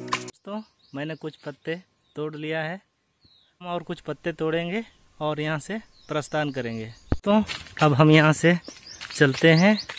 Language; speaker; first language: Hindi; non-native, local second language; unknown